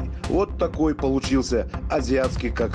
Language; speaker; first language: Russian; native; Russian